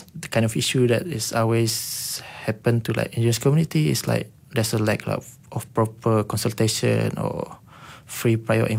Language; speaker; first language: English; non-native, local second language; Iban